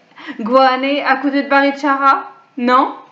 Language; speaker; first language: French; native; French